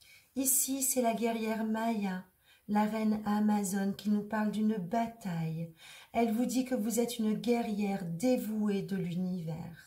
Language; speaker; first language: French; native; French